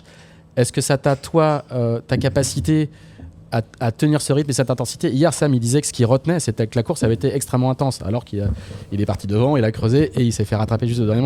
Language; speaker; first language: French; native; French